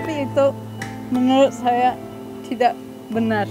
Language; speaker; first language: Indonesian; non-native, fluent; English